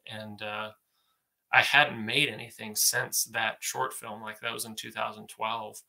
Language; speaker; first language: English; native; English